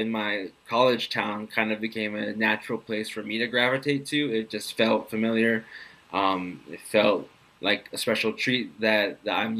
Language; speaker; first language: English; native; English